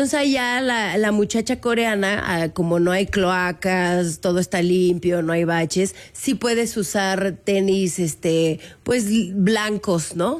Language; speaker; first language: Spanish; native; Spanish